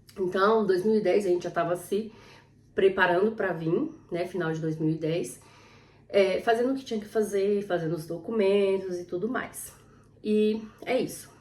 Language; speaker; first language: Portuguese; native; Portuguese